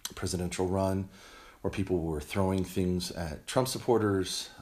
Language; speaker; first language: English; native; English